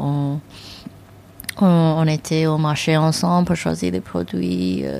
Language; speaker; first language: French; non-native, learner; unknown